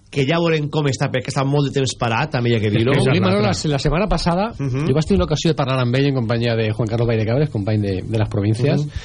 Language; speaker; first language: Catalan; native; Catalan